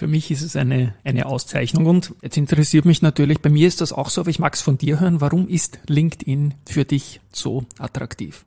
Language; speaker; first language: German; native; German